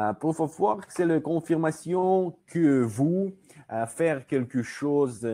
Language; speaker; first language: French; non-native, learner; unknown